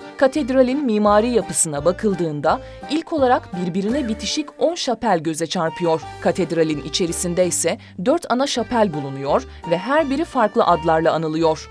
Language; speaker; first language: Turkish; native; Turkish